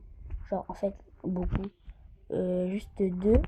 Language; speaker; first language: French; native; French